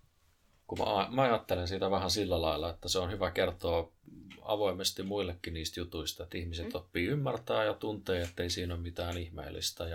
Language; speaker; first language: Finnish; native; Finnish